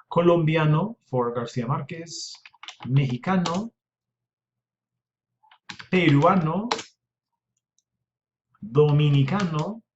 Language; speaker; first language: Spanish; non-native, fluent; English